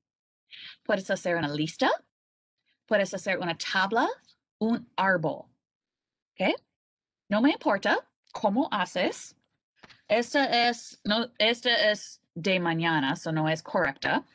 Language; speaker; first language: Spanish; non-native, learner; English